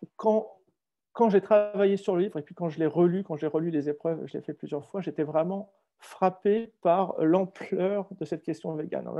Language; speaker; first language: French; native; French